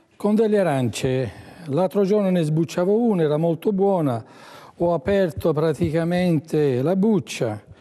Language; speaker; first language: Italian; native; Italian